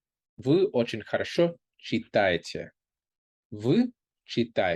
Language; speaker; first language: Russian; non-native, fluent; English